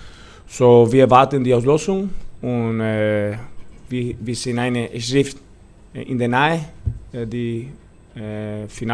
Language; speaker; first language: German; non-native, learner; Spanish